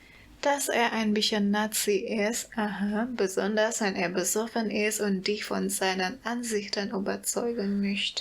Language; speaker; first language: German; non-native, fluent; Indonesian